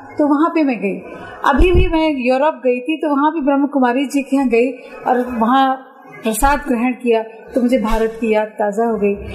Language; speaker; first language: Hindi; native; Hindi